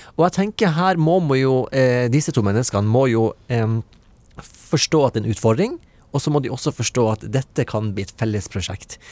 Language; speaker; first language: Norwegian; native; Norwegian